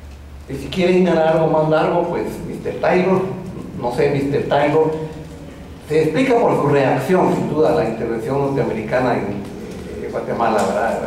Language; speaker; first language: Spanish; native; Spanish